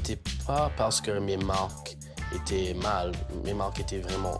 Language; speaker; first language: French; non-native, local second language; English